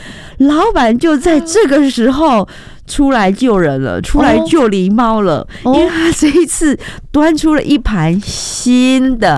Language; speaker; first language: Chinese; native; Chinese